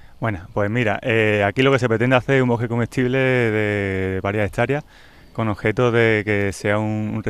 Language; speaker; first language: Spanish; native; Spanish